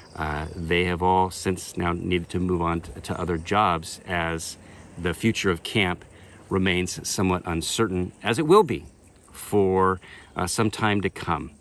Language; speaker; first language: English; native; English